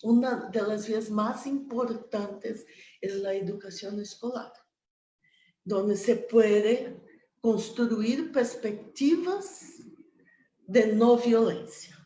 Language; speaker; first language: Spanish; non-native, fluent; Portuguese